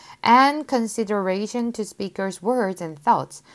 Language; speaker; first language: English; non-native, fluent; Korean